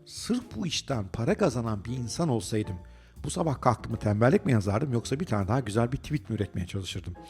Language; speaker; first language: Turkish; native; Turkish